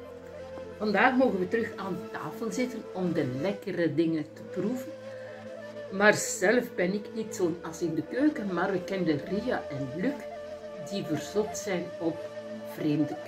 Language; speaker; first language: Dutch; native; Dutch